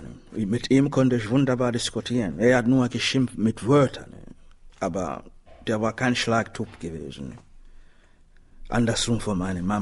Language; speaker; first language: German; non-native, learner; Swahili